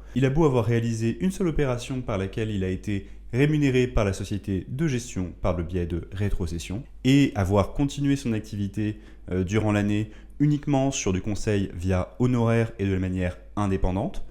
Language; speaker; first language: French; native; French